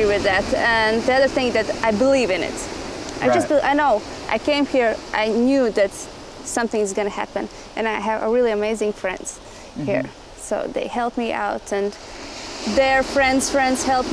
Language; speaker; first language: English; non-native, fluent; Latvian